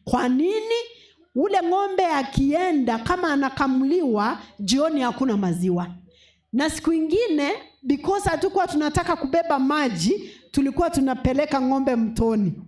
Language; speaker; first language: Swahili; non-native, local second language; Gusii